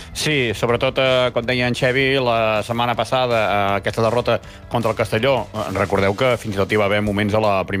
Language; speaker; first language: Catalan; native; Catalan